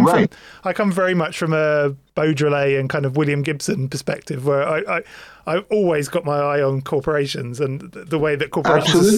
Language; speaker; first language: English; native; English